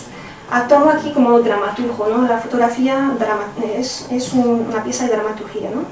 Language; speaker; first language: Spanish; non-native, fluent; French